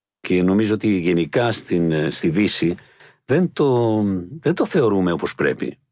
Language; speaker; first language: Greek; non-native, fluent; Spanish